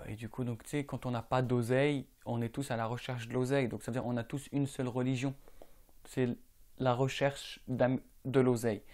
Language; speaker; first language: French; non-native, local second language; Arabic